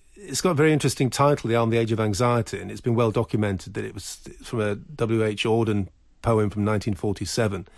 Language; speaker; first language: English; native; English